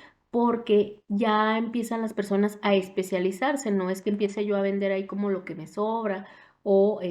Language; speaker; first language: Spanish; native; Spanish